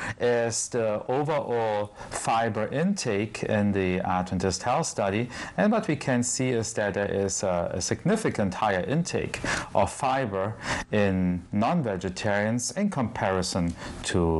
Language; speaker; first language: English; non-native, fluent; German